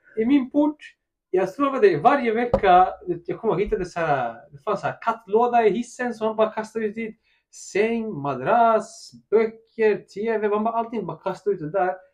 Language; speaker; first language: Swedish; early bilingual, other home language; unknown